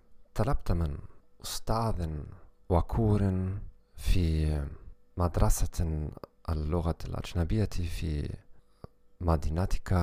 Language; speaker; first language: Arabic; non-native, learner; German